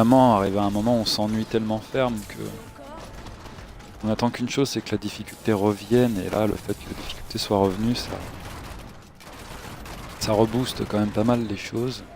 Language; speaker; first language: French; native; French